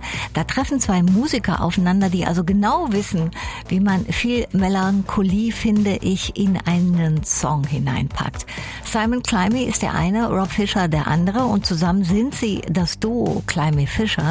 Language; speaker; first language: German; native; German